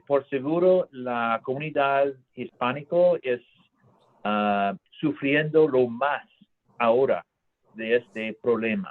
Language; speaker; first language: Spanish; non-native, learner; English